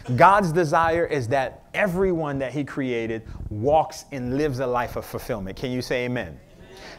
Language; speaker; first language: English; native; English